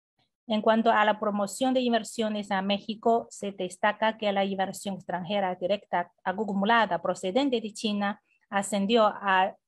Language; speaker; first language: Spanish; non-native, fluent; Chinese